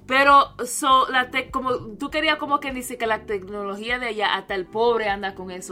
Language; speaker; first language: Spanish; early bilingual, other home language; English